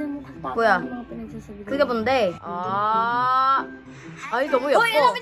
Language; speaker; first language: Korean; non-native, learner; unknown